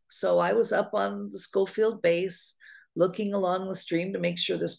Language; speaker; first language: English; native; English